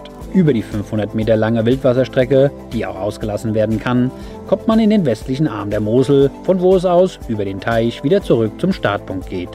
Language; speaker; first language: German; native; German